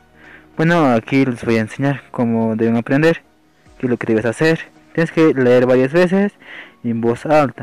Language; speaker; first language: Spanish; non-native, local second language; Quechua